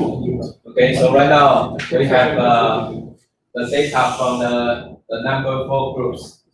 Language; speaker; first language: English; non-native, learner; Chinese